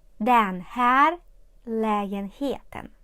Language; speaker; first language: Swedish; non-native, fluent; Ukrainian